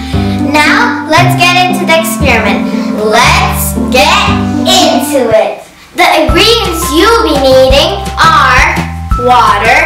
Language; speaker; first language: English; non-native, fluent; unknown